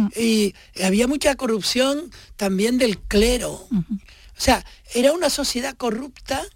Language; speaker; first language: Spanish; native; Spanish